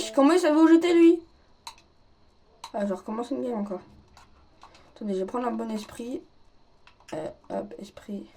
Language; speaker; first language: French; native; French